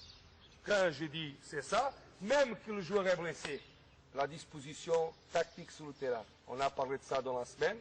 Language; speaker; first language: French; non-native, fluent; Portuguese